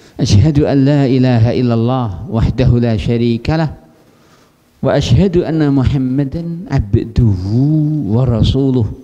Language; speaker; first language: Arabic; non-native, fluent; Javanese